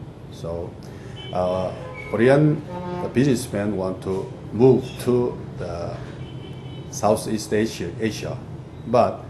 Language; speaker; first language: English; non-native, fluent; Korean